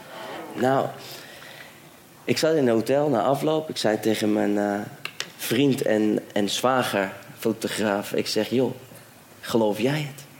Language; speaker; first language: Dutch; native; Dutch